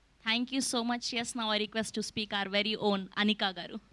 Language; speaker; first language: Telugu; native; Telugu